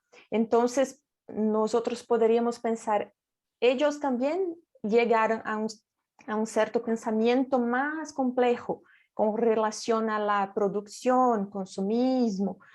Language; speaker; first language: Spanish; non-native, fluent; Portuguese